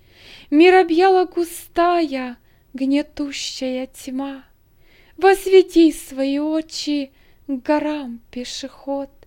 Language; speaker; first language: Russian; native; Russian